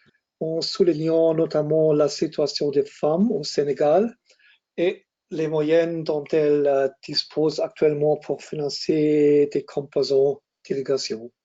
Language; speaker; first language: French; non-native, fluent; German